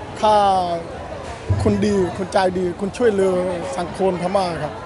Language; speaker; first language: Thai; non-native, learner; Burmese